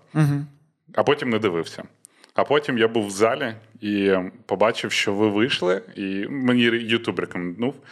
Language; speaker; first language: Ukrainian; non-native, local second language; Russian